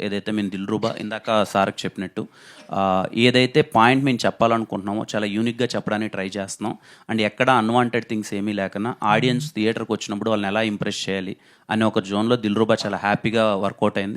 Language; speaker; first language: Telugu; native; Telugu